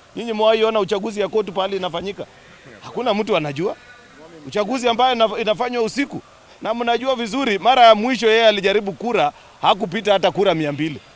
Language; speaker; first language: Swahili; non-native, local second language; Kalenjin